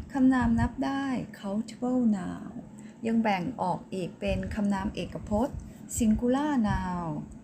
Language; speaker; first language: Thai; native; Thai